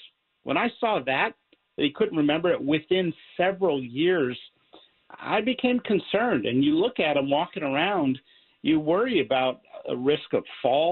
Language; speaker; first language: English; native; English